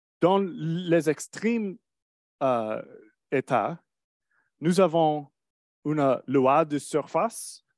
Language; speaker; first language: French; non-native, learner; English